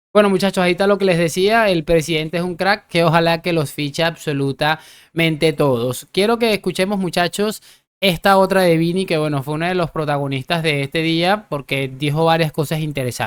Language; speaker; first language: Spanish; native; Spanish